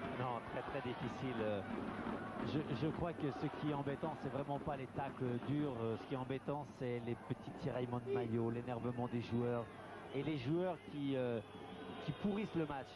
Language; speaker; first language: French; native; French